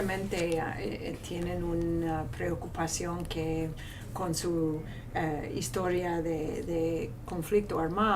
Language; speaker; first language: Spanish; non-native, fluent; English